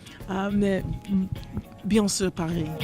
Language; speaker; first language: French; non-native, learner; English